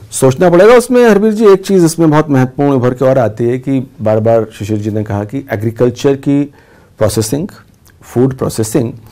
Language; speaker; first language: Hindi; native; Hindi